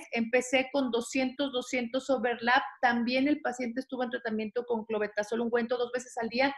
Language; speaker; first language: Spanish; native; Spanish